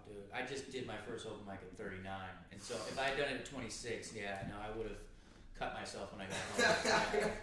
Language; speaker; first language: English; native; English